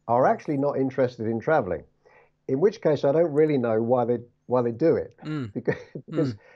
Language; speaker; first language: English; native; English